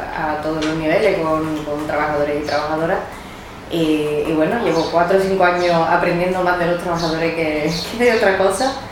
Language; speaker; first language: Spanish; non-native, fluent; Italian